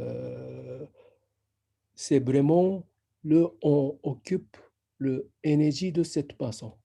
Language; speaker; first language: French; non-native, fluent; Japanese